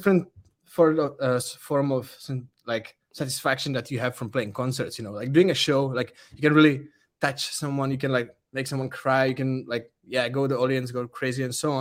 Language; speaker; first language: English; non-native, fluent; Czech